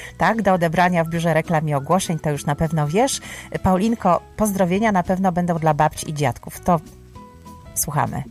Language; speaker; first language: Polish; native; Polish